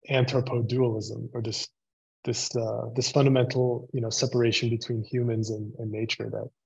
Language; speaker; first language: English; native; English